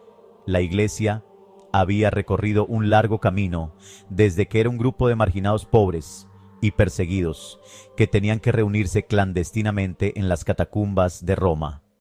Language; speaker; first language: Spanish; native; Spanish